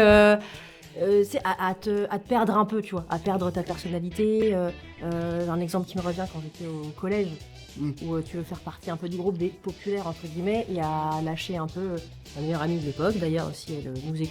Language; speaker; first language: French; native; French